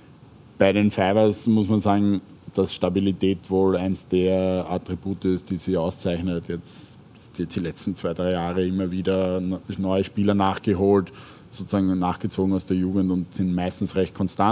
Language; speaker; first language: German; native; German